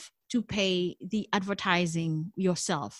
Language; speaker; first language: English; non-native, local second language; Northern Sotho